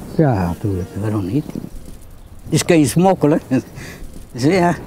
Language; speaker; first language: Dutch; non-native, learner; Italian